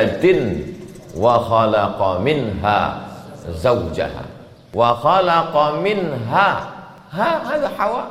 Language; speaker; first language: Arabic; non-native, fluent; Indonesian